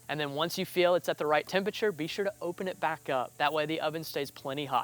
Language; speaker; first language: English; native; English